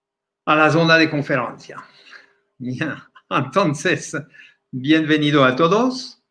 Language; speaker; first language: Spanish; non-native, fluent; French